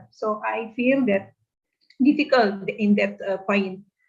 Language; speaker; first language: English; non-native, learner; Indonesian